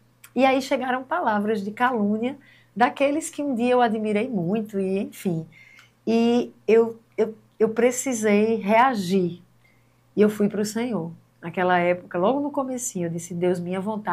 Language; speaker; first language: Portuguese; native; Portuguese